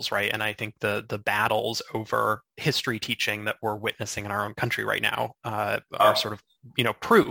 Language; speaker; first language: English; native; English